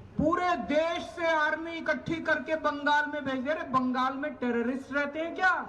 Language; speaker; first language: Hindi; native; Hindi